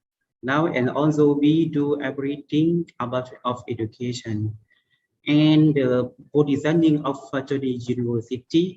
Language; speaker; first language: English; non-native, learner; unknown